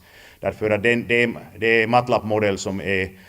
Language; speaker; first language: Swedish; non-native, fluent; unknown